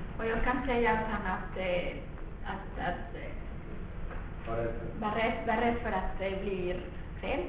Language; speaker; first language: Swedish; non-native, fluent; Spanish